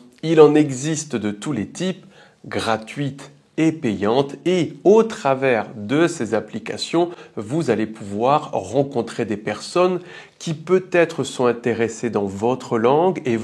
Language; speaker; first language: French; native; French